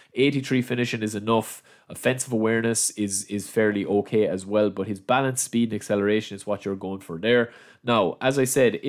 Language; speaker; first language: English; native; English